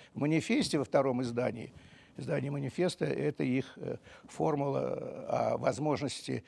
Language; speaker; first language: Russian; native; Russian